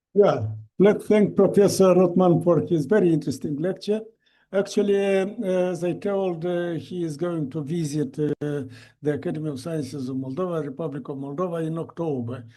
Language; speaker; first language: English; non-native, fluent; Romanian